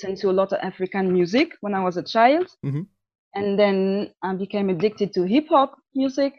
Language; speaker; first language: English; non-native, fluent; French